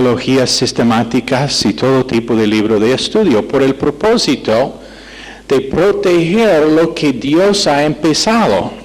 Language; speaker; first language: Spanish; non-native, fluent; English